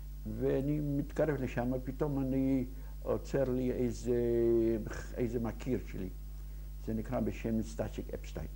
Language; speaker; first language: Hebrew; non-native, fluent; Yiddish